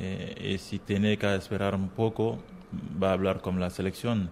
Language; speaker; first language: Spanish; non-native, learner; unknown